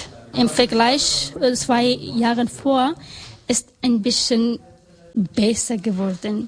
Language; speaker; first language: German; non-native, learner; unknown